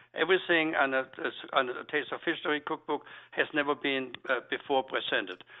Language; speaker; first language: English; non-native, fluent; German